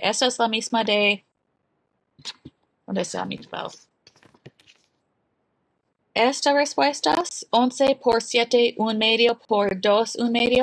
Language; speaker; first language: Spanish; non-native, learner; English